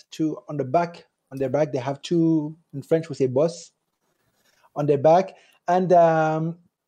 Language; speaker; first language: English; non-native, fluent; French